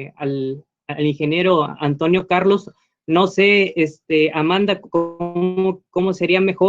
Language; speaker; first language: Spanish; native; Spanish